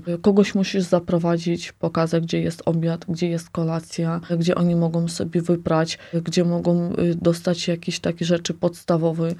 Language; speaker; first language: Polish; non-native, fluent; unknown